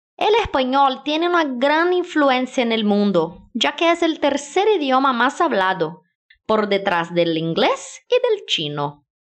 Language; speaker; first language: Spanish; non-native, fluent; Portuguese